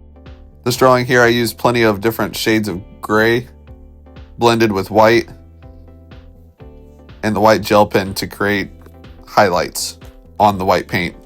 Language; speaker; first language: English; native; English